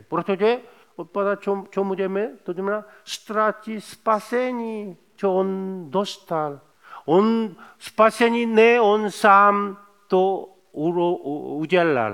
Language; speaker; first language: Czech; non-native, fluent; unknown